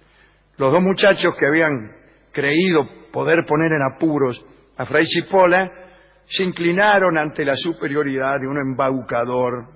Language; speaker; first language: Spanish; native; Spanish